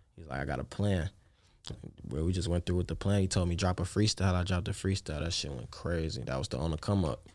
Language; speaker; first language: English; native; English